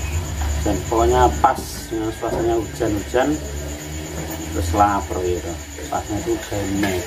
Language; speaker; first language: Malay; non-native, local second language; Javanese